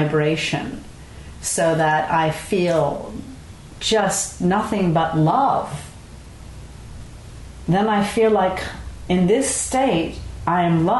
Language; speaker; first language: English; native; English